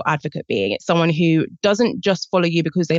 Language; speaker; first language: English; native; English